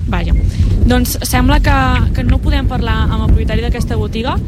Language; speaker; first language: Catalan; native; Catalan